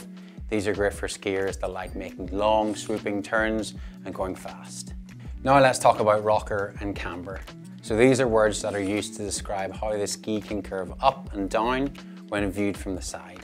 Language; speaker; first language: English; native; English